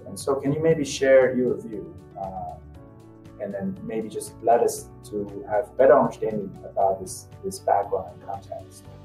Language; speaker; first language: English; non-native, fluent; Chinese